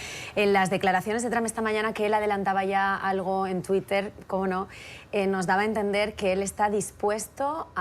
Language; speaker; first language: Spanish; native; Spanish